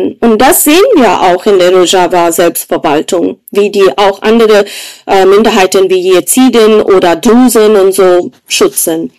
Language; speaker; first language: German; non-native, fluent; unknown